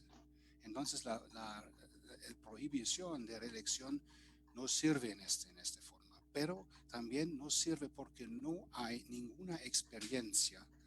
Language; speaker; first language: Spanish; non-native, fluent; German